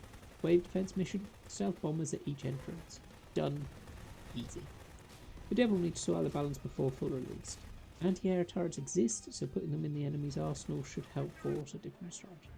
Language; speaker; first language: English; native; English